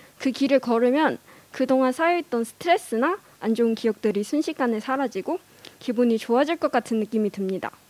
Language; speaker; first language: Korean; non-native, fluent; Cantonese